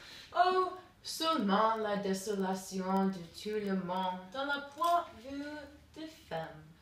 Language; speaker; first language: French; non-native, learner; English